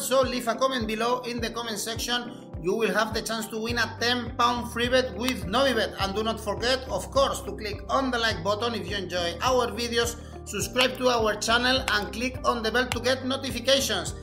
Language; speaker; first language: English; non-native, fluent; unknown